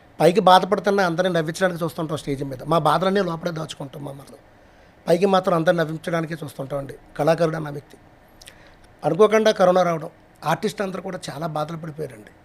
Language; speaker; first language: Telugu; native; Telugu